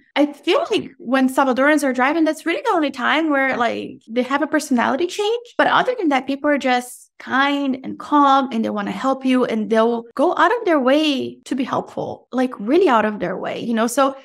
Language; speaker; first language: English; non-native, fluent; Portuguese